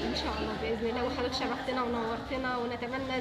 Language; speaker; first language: Arabic; native; Arabic